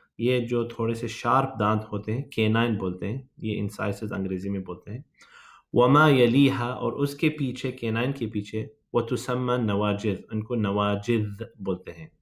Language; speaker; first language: Urdu; native; Urdu